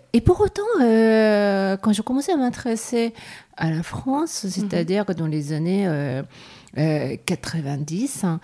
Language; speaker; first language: French; non-native, fluent; Japanese